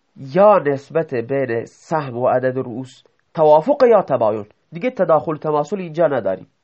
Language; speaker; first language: Persian; non-native, local second language; Baluchi